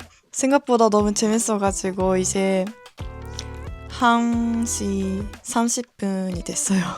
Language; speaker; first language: Korean; non-native, learner; Japanese